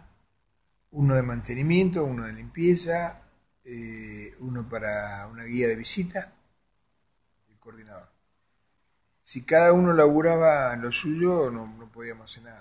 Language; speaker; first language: Spanish; native; Spanish